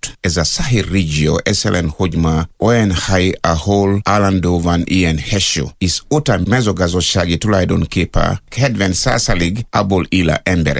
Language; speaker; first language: Hungarian; non-native, learner; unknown